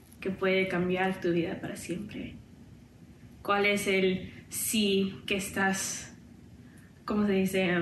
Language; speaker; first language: Spanish; non-native, learner; English